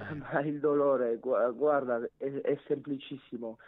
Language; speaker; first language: Italian; non-native, fluent; Armenian